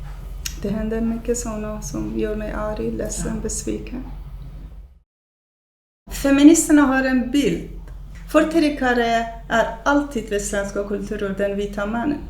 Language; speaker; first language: Swedish; non-native, fluent; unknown